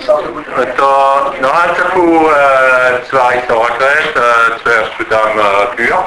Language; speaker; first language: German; non-native, learner; French